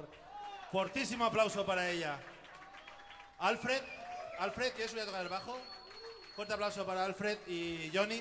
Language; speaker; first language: Spanish; native; Spanish